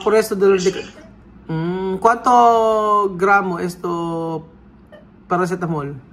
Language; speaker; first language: Spanish; non-native, learner; Filipino